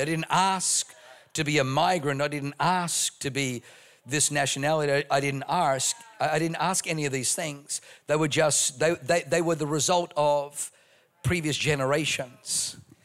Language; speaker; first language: English; non-native, local second language; German